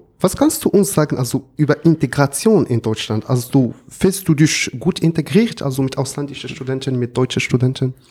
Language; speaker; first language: German; non-native, fluent; Arabic